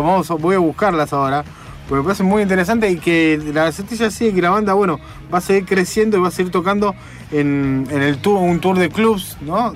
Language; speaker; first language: Spanish; native; Spanish